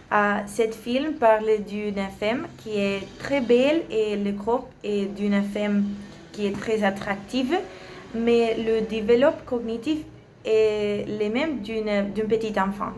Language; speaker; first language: French; non-native, learner; Spanish